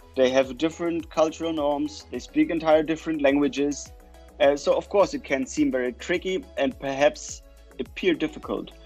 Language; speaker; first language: English; non-native, fluent; German